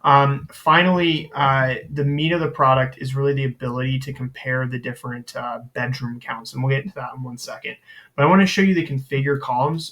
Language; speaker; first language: English; native; English